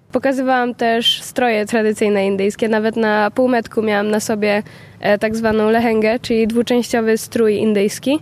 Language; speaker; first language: Polish; early bilingual, other home language; Hindi